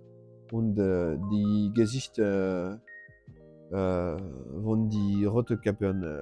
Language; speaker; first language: German; non-native, learner; French